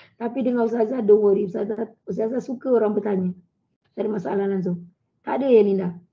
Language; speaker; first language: Malay; native; Malay